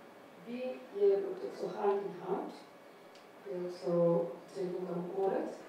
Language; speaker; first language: Swedish; non-native, learner; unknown